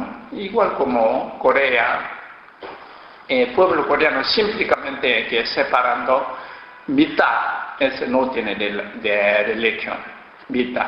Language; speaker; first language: Spanish; non-native, learner; Korean